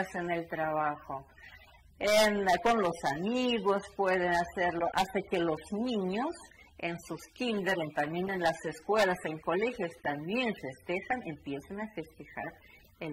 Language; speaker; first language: Spanish; non-native, fluent; Russian